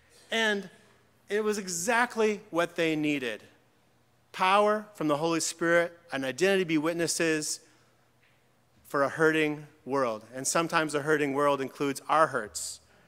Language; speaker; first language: English; native; English